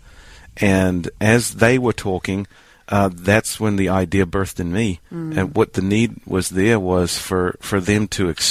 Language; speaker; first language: English; native; English